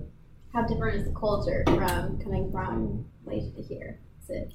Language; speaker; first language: English; native; English